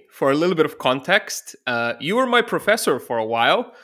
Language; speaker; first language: English; non-native, fluent; Slovenian